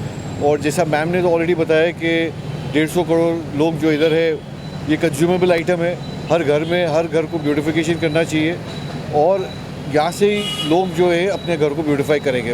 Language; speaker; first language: Hindi; native; Hindi